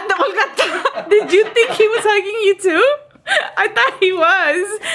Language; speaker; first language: English; native; English